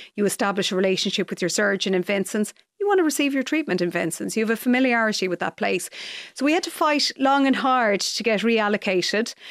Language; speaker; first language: English; native; English